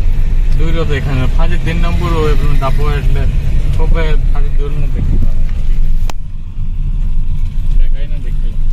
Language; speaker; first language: Gujarati; non-native, local second language; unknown